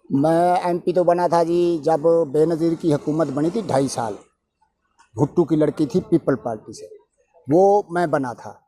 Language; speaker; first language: Urdu; non-native, local second language; Punjabi